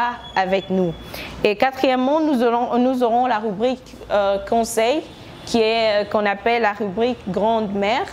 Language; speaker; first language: French; non-native, local second language; Lingala